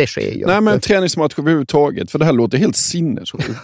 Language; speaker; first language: Swedish; native; Swedish